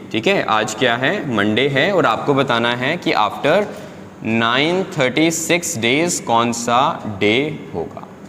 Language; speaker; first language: Hindi; native; Hindi